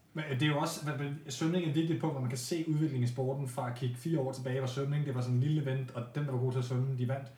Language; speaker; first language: Danish; native; Danish